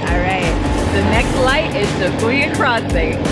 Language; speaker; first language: English; native; English